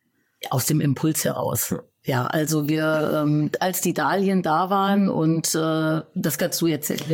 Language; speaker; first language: German; native; German